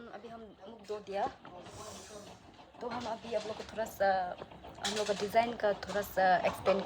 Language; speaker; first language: Hindi; non-native, local second language; Tibetan